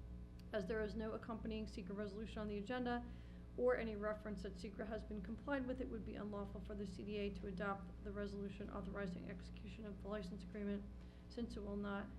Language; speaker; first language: English; native; English